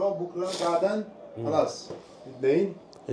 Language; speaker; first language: Arabic; non-native, learner; Turkish